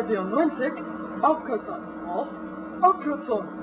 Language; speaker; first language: German; non-native, learner; English